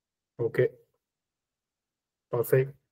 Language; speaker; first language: French; non-native, learner; Punjabi